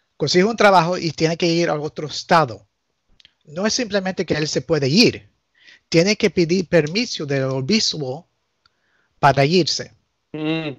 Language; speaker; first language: Spanish; early bilingual, heritage; Spanish